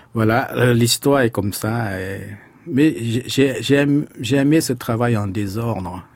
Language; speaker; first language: French; non-native, fluent; Khmer